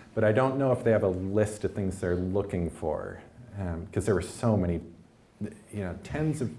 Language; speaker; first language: English; native; English